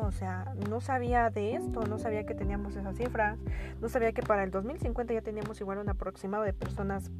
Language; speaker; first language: Spanish; native; Spanish